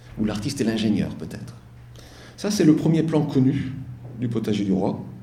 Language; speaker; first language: French; non-native, fluent; English